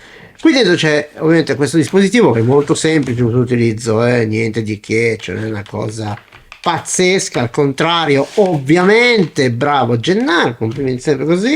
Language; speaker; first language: Italian; native; Italian